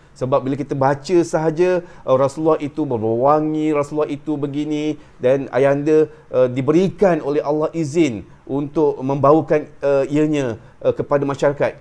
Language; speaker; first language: Malay; native; Malay